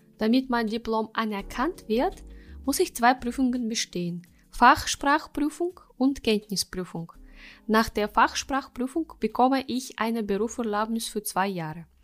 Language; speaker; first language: German; non-native, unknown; Russian